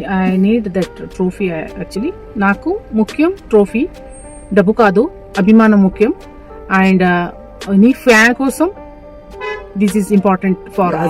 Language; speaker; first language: Telugu; non-native, learner; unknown